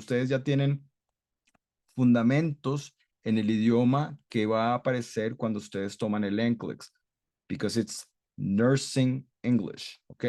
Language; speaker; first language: Spanish; non-native, fluent; English